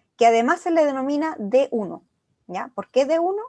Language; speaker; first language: Spanish; native; Spanish